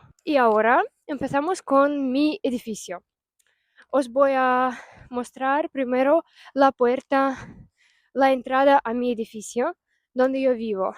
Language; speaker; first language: Spanish; non-native, fluent; Russian